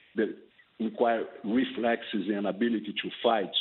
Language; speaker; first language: English; non-native, fluent; Portuguese